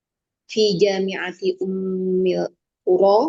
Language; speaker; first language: Arabic; non-native, learner; Indonesian